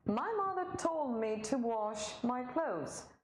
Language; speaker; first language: English; non-native, fluent; Romanian